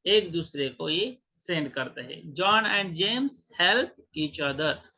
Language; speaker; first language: Hindi; non-native, local second language; Marathi